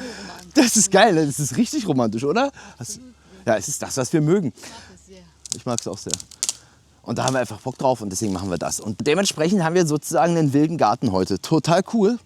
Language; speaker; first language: German; native; German